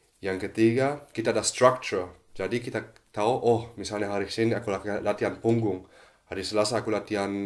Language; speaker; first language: Indonesian; non-native, fluent; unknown